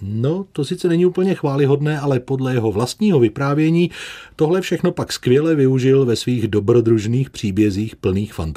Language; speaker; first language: Czech; native; Czech